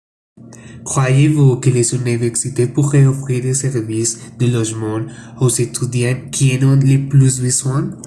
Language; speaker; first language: French; non-native, learner; Spanish